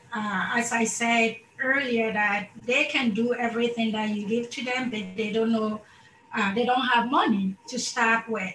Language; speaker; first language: English; non-native, local second language; Akan